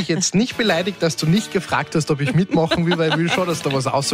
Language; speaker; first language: German; native; German